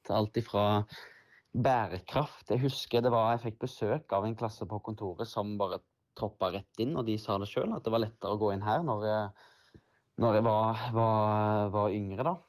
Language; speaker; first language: Norwegian; native; Norwegian